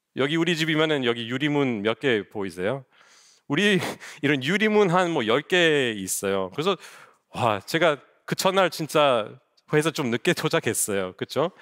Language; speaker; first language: Korean; non-native, fluent; English